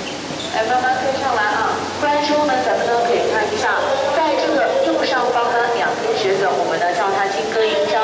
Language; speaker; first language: Chinese; native; Chinese